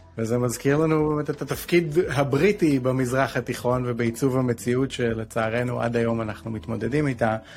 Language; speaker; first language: Hebrew; native; Hebrew